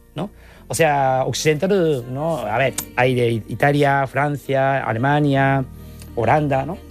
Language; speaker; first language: Spanish; non-native, learner; Japanese